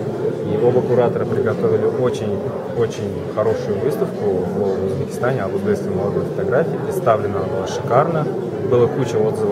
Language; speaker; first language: Russian; native; Russian